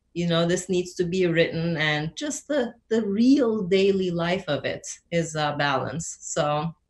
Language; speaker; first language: English; non-native, fluent; Turkish